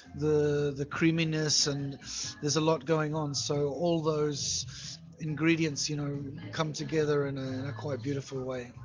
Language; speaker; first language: English; native; English